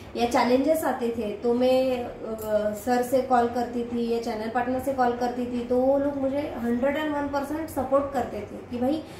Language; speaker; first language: Hindi; non-native, local second language; Marathi